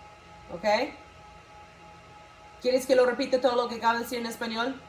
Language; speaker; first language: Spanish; non-native, local second language; English